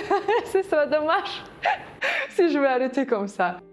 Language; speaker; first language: French; non-native, fluent; Ukrainian